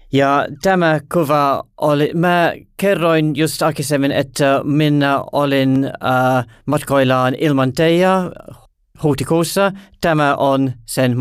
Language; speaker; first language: Finnish; non-native, learner; English